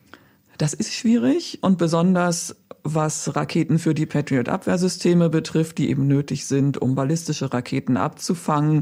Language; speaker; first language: German; native; German